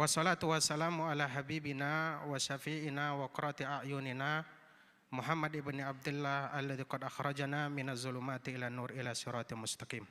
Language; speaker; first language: Arabic; non-native, fluent; Indonesian